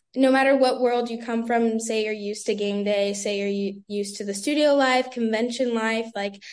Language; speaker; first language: English; native; English